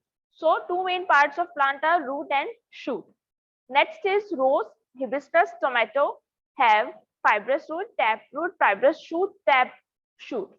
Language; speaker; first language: English; non-native, local second language; Hindi